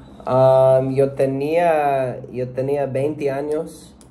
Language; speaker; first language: Spanish; non-native, learner; English